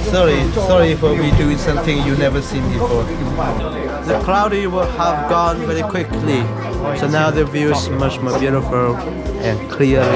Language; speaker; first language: English; non-native, learner; Vietnamese